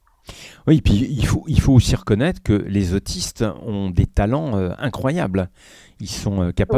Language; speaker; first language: French; native; French